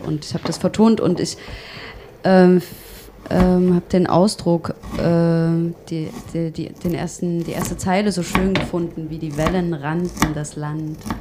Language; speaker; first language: German; native; German